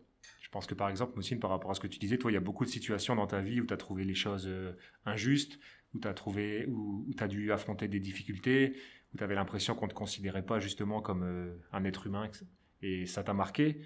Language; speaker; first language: French; native; French